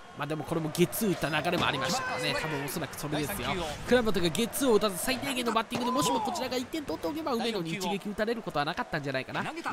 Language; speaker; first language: Japanese; native; Japanese